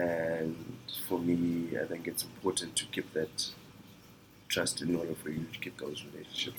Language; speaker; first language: English; non-native, local second language; Shona